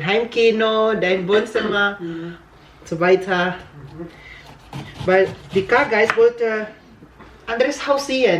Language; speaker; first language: German; non-native, learner; Filipino